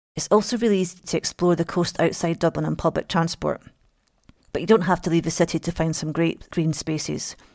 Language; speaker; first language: English; native; English